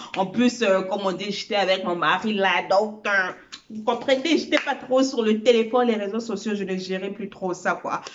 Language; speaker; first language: French; early bilingual, other home language; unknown